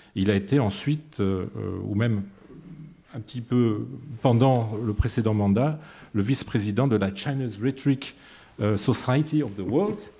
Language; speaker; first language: French; native; French